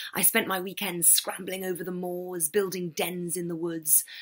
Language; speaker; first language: English; native; English